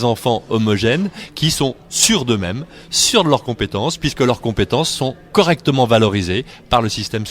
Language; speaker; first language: French; native; French